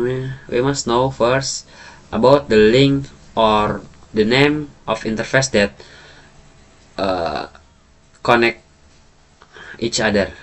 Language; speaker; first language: English; non-native, learner; Indonesian